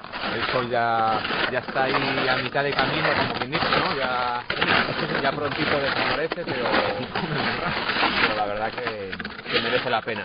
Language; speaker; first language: Spanish; native; Spanish